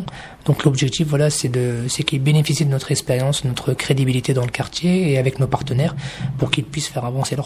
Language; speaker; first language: French; native; French